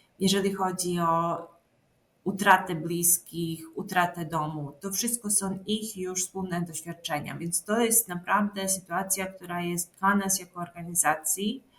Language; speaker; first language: Polish; non-native, fluent; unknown